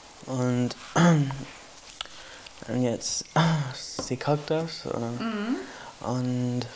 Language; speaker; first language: German; non-native, learner; English